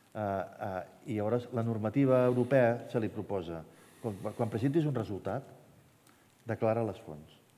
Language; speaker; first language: Catalan; native; Catalan